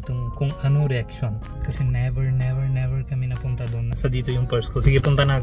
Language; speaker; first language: Filipino; non-native, learner; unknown